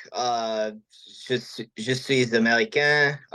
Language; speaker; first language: French; non-native, learner; English